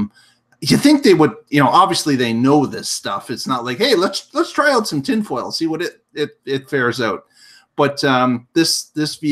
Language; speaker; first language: English; native; English